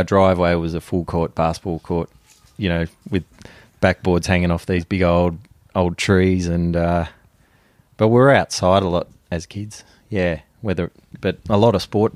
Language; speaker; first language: English; native; English